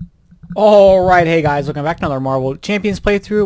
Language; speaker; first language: English; native; English